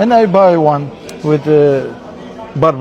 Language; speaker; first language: English; non-native, learner; Dutch